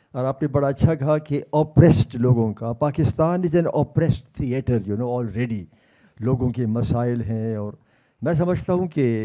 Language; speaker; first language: Urdu; native; Urdu